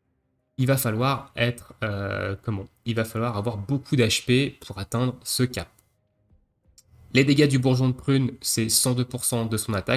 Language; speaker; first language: French; native; French